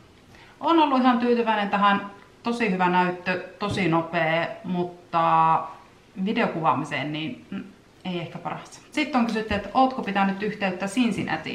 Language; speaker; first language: Finnish; native; Finnish